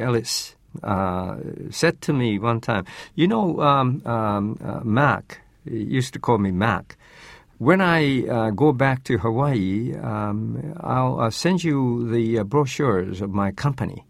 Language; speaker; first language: English; non-native, fluent; Japanese